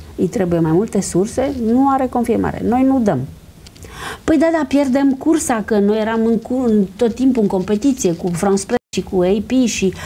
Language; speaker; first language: Romanian; early bilingual, heritage; Romanian